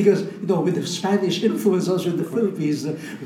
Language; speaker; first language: English; non-native, local second language; Filipino